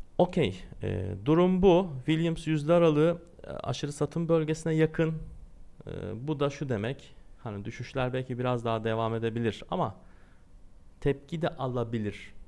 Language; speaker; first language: Turkish; native; Turkish